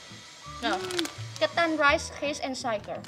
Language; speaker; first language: English; non-native, fluent; Indonesian